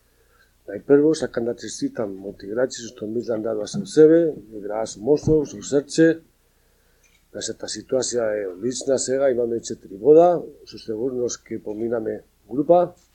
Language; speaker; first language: Macedonian; non-native, learner; Spanish